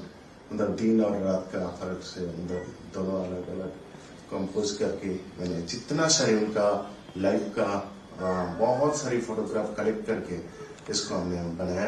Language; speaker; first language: Hindi; non-native, local second language; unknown